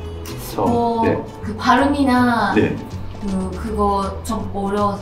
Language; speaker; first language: Korean; non-native, fluent; Japanese